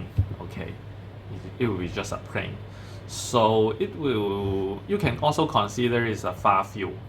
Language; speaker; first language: English; non-native, fluent; Chinese